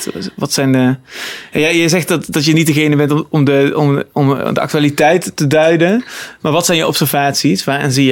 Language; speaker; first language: Dutch; native; Dutch